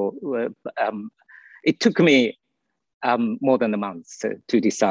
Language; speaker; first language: English; non-native, fluent; Japanese